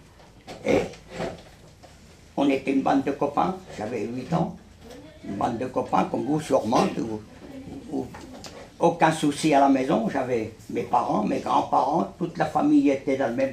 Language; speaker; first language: French; early bilingual, other home language; Spanish